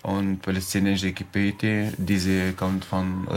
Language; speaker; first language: German; non-native, learner; Arabic